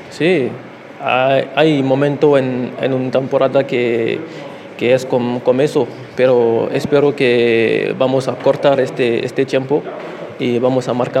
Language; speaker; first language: Spanish; non-native, learner; French